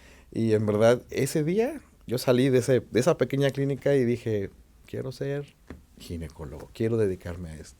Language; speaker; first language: Spanish; native; Spanish